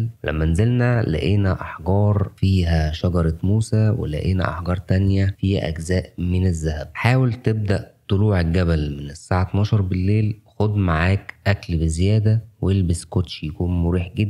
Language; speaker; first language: Arabic; native; Arabic